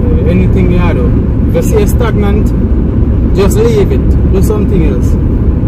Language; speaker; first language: English; native; English